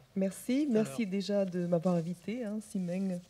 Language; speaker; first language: French; non-native, local second language; Chinese